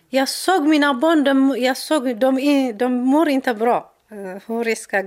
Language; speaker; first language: Swedish; non-native, learner; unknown